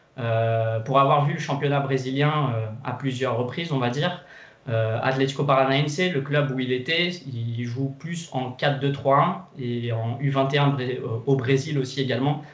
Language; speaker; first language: French; non-native, fluent; Portuguese